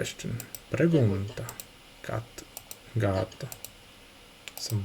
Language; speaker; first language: Spanish; non-native, learner; Polish